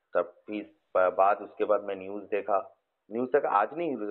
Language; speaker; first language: Hindi; non-native, local second language; Bangla